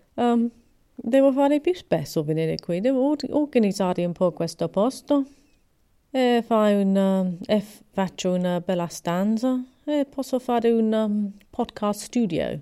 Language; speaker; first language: Italian; non-native, learner; English